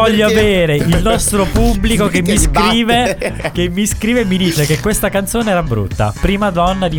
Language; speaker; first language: Italian; native; Italian